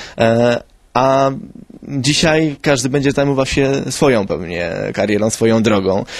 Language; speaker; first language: Polish; early bilingual, heritage; Spanish